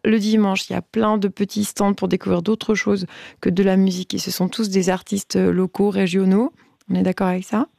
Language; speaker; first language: French; native; French